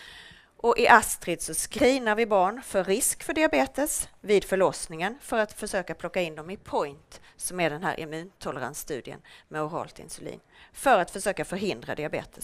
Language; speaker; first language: Swedish; native; Swedish